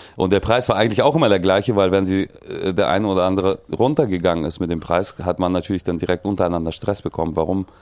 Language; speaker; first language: German; early bilingual, other home language; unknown